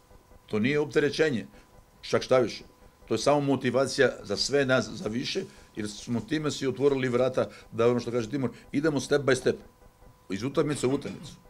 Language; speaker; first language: Croatian; native; Croatian